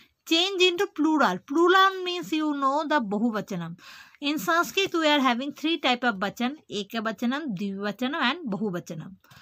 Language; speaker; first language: English; non-native, local second language; Bangla